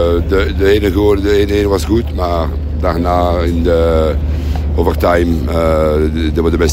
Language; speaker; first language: Dutch; non-native, local second language; French